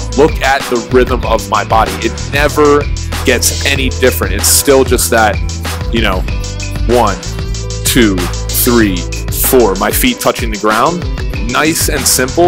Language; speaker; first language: English; native; English